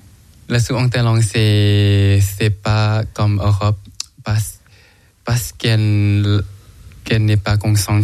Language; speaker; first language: French; non-native, learner; Thai